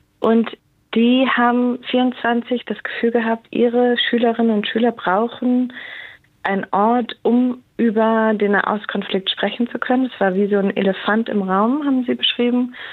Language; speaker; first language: German; native; German